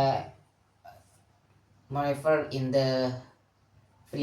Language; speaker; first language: English; non-native, learner; Indonesian